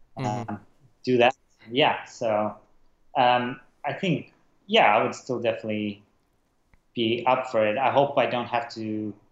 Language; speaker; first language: English; non-native, fluent; Russian